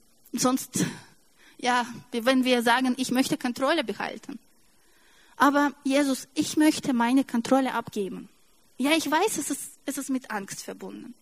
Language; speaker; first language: German; non-native, fluent; Russian